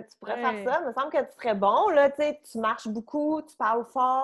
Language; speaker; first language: French; native; French